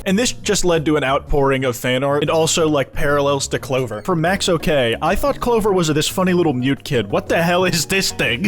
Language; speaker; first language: English; native; English